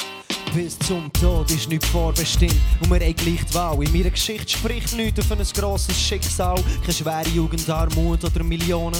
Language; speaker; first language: German; native; German